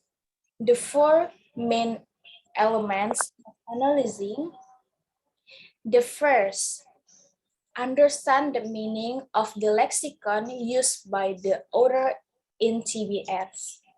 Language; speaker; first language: English; non-native, learner; Indonesian